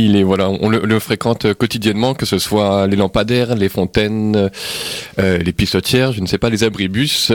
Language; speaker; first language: French; native; French